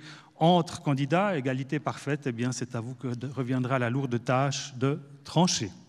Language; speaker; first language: French; native; French